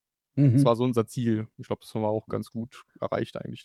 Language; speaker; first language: German; native; German